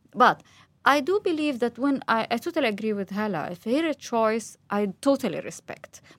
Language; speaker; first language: English; non-native, fluent; Arabic